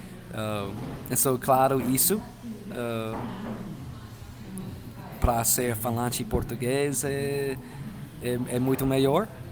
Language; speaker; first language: Portuguese; non-native, learner; English